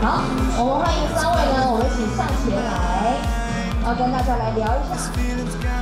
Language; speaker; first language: Chinese; native; Chinese